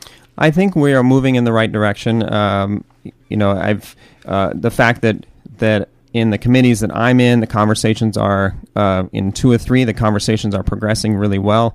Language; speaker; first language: English; native; English